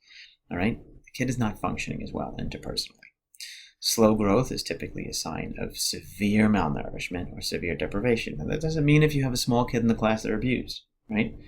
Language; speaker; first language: English; native; English